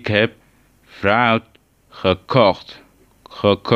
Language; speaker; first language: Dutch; non-native, learner; Tigrinya